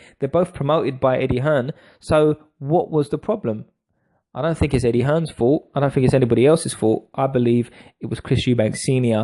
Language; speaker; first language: English; native; English